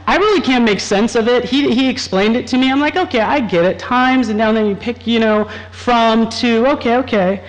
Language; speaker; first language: English; native; English